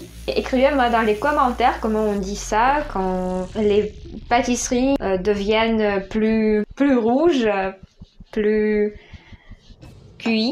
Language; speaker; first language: French; non-native, fluent; Russian